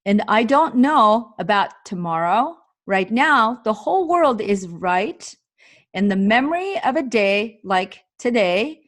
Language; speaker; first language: English; non-native, fluent; Mongolian